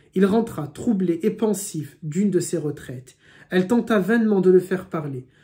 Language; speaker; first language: French; native; French